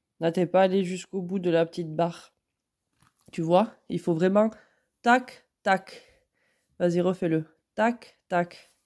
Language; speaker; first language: French; native; French